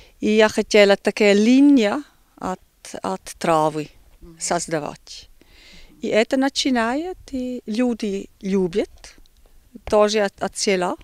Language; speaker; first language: Russian; non-native, learner; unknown